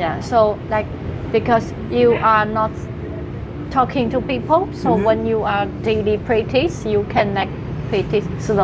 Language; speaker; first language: English; non-native, fluent; Chinese